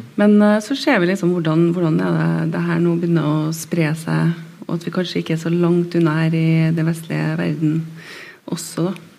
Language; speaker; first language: Norwegian; native; Norwegian